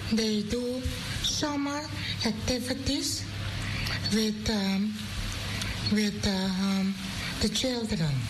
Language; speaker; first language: English; non-native, learner; Dutch